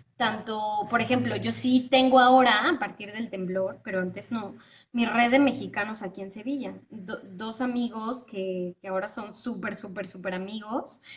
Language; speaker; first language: Spanish; native; Spanish